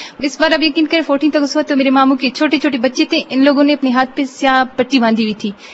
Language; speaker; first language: Urdu; non-native, local second language; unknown